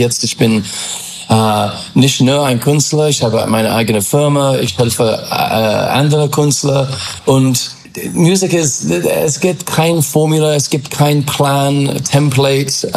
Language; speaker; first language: German; non-native, fluent; English